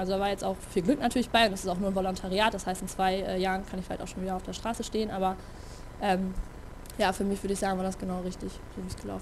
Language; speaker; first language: German; native; German